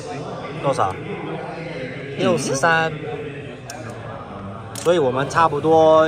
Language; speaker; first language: Chinese; early bilingual, heritage; English